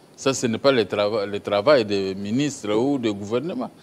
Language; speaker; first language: French; non-native, local second language; Lingala